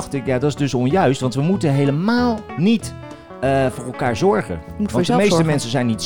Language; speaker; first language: Dutch; native; Dutch